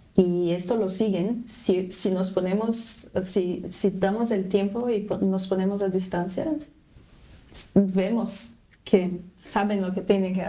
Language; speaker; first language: Spanish; non-native, fluent; Portuguese